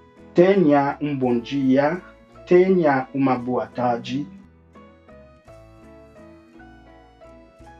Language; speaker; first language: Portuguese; non-native, fluent; Haitian Creole